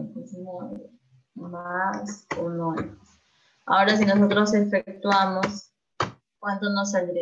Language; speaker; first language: Spanish; native; Spanish